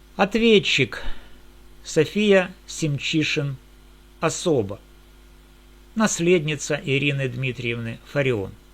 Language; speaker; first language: Russian; native; Russian